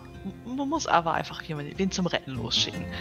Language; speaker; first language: German; native; German